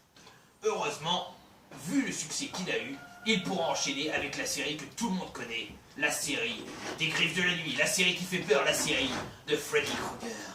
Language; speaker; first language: French; native; French